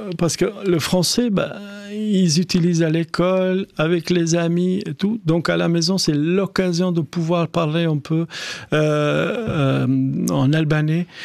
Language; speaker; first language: French; non-native, fluent; Albanian